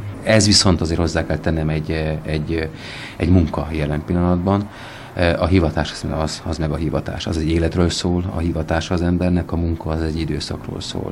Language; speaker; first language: Hungarian; native; Hungarian